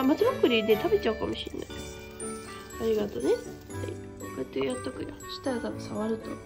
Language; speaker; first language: Japanese; native; Japanese